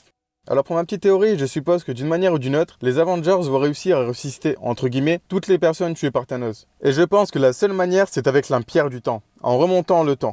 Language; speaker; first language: French; native; French